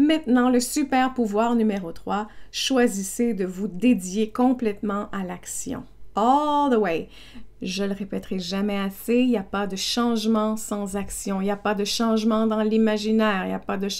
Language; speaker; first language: French; native; French